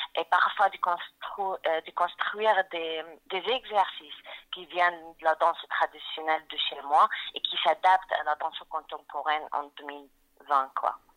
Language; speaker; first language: French; non-native, fluent; Arabic